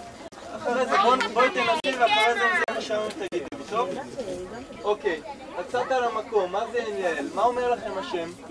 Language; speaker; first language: Hebrew; native; Hebrew